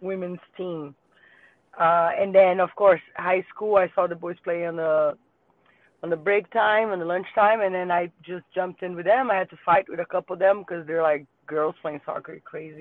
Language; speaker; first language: English; non-native, fluent; Portuguese